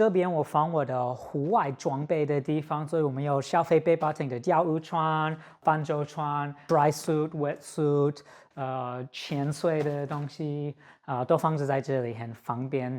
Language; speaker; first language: Chinese; non-native, fluent; English